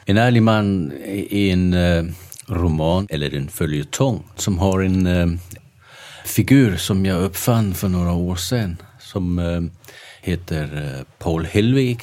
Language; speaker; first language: Swedish; non-native, fluent; Danish